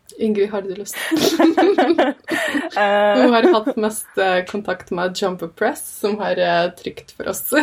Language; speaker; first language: Norwegian; early bilingual, other home language; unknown